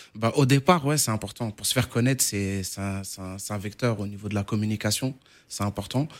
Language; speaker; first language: French; native; French